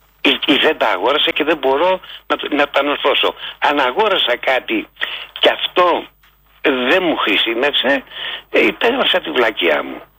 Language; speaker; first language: Greek; native; Greek